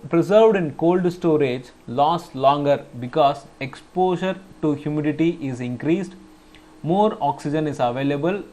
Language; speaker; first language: English; non-native, local second language; Tamil